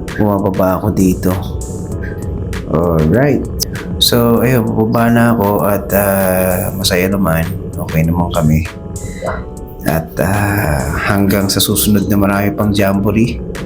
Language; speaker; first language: Filipino; native; Filipino